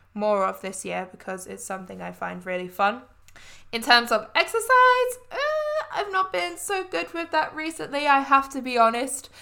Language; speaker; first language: English; native; English